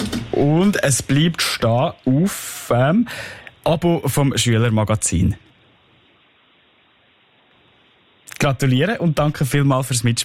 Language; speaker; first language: German; native; German